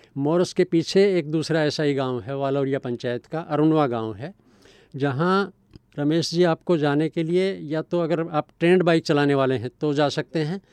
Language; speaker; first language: Hindi; native; Hindi